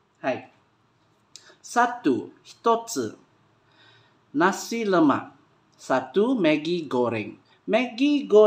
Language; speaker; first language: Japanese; non-native, learner; Malay